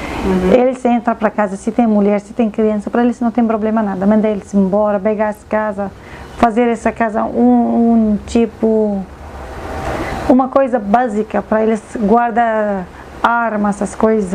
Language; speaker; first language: Portuguese; non-native, learner; Arabic